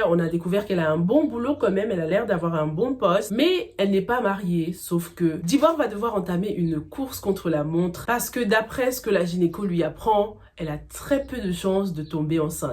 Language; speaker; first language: French; native; French